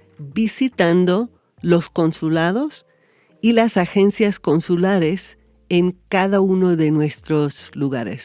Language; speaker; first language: Spanish; non-native, fluent; English